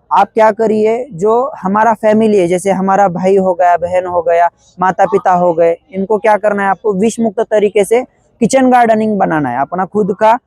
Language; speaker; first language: Hindi; non-native, local second language; Marathi